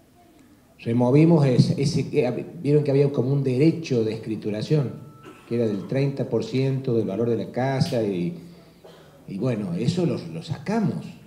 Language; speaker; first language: Spanish; native; Spanish